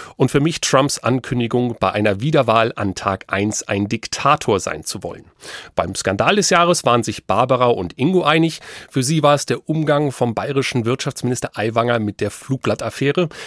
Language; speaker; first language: German; native; German